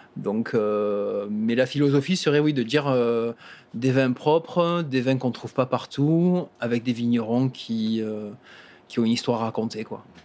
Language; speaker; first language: French; native; French